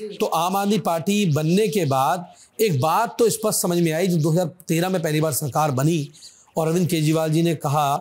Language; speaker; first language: Hindi; native; Hindi